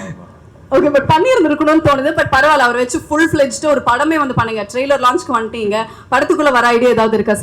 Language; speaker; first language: Tamil; native; Tamil